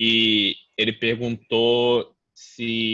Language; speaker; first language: Portuguese; early bilingual, heritage; Portuguese